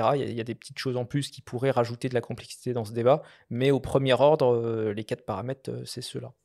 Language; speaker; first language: French; native; French